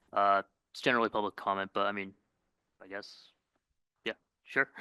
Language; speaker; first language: English; native; English